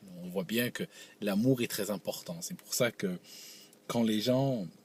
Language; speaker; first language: French; non-native, local second language; Arabic